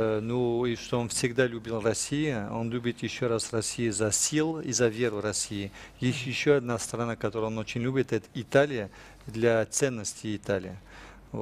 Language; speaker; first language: Russian; non-native, fluent; French